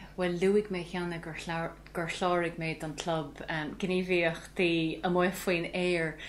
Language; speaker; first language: Irish; native; Irish